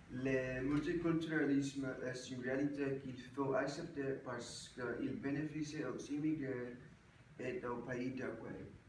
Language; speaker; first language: French; non-native, learner; English